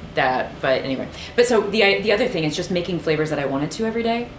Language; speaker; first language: English; native; English